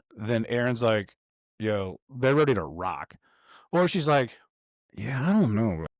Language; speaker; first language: English; native; English